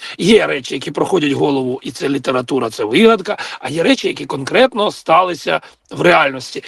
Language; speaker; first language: Ukrainian; non-native, local second language; Russian